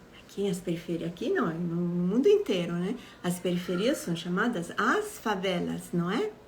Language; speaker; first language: Portuguese; non-native, fluent; Italian